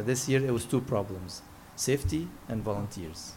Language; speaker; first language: English; non-native, fluent; Arabic